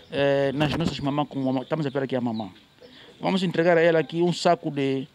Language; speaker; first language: Portuguese; native; Portuguese